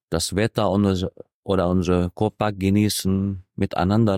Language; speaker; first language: German; non-native, fluent; Arabic